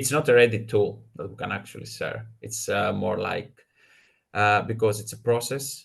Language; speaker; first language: English; non-native, fluent; Greek